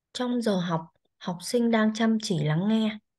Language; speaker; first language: Korean; non-native, learner; Vietnamese